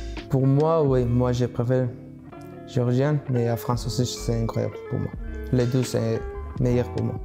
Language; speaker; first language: French; non-native, learner; Georgian